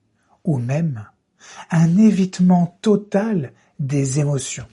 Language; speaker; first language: French; native; French